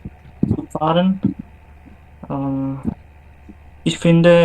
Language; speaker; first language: German; non-native, learner; Bangla